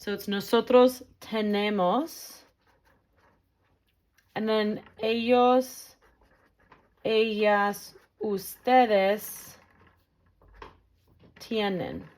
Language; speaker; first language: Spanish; non-native, fluent; English